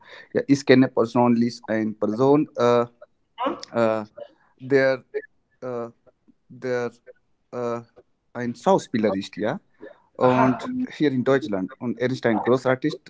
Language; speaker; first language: German; non-native, learner; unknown